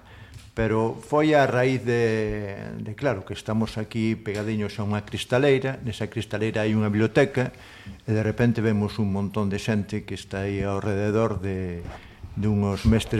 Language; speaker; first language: Galician; non-native, local second language; Spanish